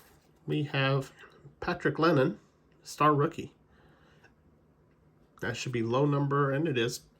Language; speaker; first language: English; native; English